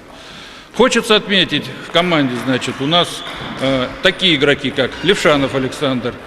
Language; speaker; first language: Russian; native; Russian